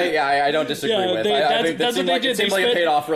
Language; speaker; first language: English; native; English